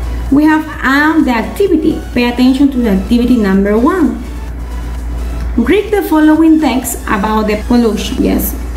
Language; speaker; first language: English; non-native, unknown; Spanish